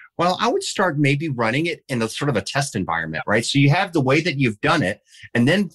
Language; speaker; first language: English; non-native, fluent; Danish